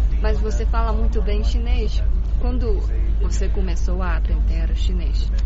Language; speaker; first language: Portuguese; non-native, learner; Chinese